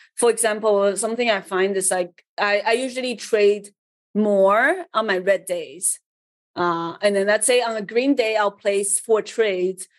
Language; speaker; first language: English; early bilingual, other home language; Chinese